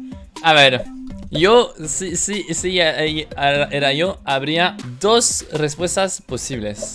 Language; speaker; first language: Spanish; non-native, fluent; French